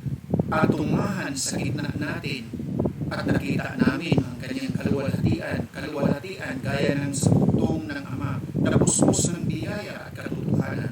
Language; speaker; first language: Filipino; native; Filipino